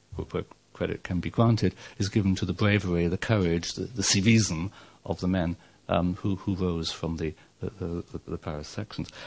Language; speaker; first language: English; native; English